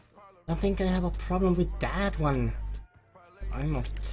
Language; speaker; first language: English; non-native, learner; Swedish